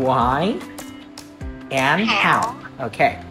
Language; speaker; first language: English; non-native, fluent; Vietnamese